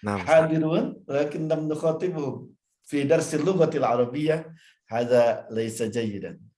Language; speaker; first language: Arabic; non-native, fluent; Indonesian